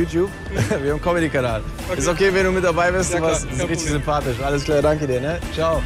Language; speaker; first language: German; native; German